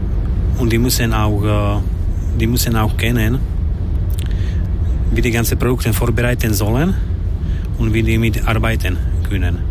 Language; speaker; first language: German; non-native, learner; Slovak